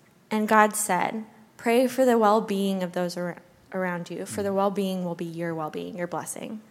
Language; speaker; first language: English; native; English